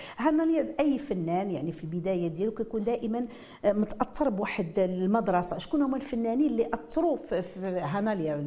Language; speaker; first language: Arabic; native; Arabic